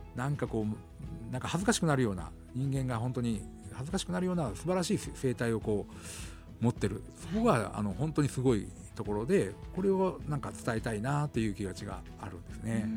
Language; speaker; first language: Japanese; native; Japanese